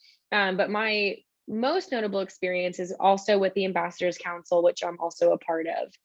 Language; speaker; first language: English; native; English